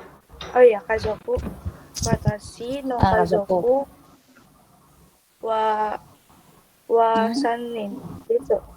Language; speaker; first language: Japanese; non-native, learner; Indonesian